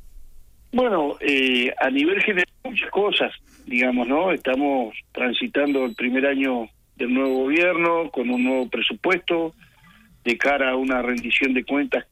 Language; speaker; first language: Spanish; native; Spanish